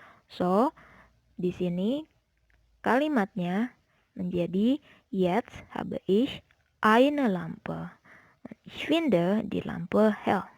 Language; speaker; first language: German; non-native, fluent; Indonesian